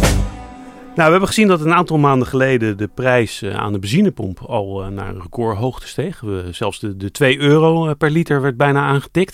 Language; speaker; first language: Dutch; native; Dutch